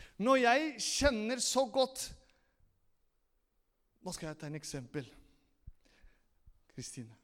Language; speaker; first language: Norwegian; non-native, fluent; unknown